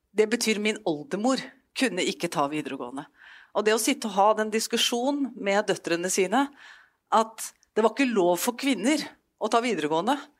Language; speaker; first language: Norwegian; native; Norwegian